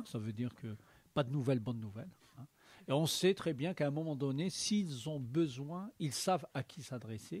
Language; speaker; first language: French; native; French